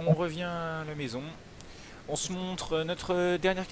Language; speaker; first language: French; native; French